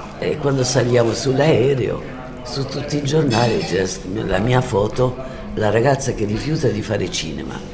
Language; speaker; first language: Italian; non-native, fluent; French